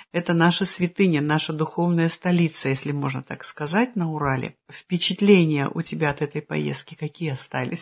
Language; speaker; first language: Russian; native; Russian